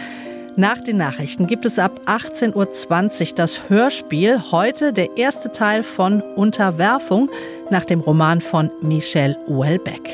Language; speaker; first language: German; native; German